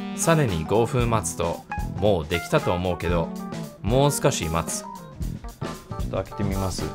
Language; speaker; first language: Japanese; non-native, fluent; English